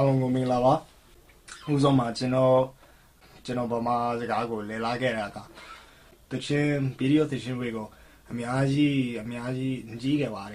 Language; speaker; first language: Burmese; non-native, learner; English